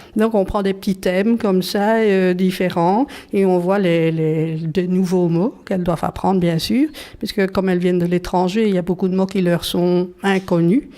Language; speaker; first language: French; native; French